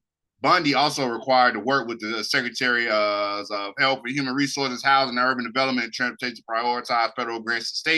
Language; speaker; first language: English; native; English